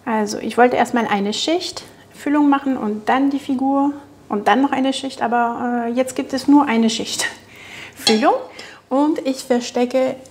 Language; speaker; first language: German; non-native, fluent; French